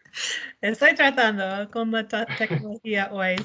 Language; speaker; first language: Spanish; non-native, learner; English